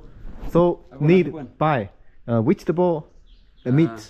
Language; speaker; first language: English; non-native, learner; Chinese